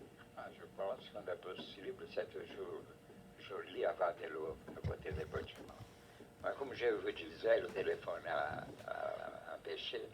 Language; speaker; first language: French; non-native, fluent; Portuguese